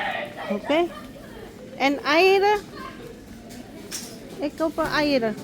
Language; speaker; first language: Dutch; non-native, learner; Indonesian